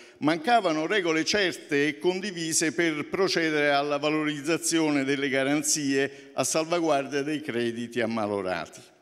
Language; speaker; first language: Italian; native; Italian